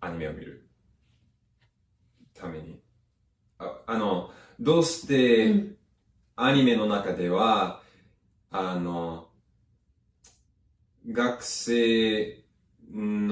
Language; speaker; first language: Japanese; non-native, learner; English